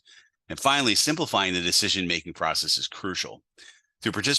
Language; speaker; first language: English; native; English